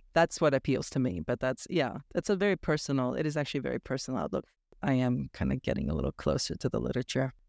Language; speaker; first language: English; native; English